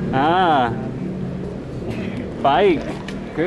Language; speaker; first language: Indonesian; non-native, learner; English